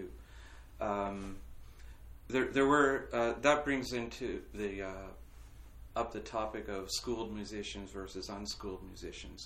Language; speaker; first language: English; native; English